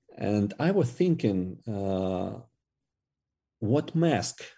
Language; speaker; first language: English; non-native, fluent; Russian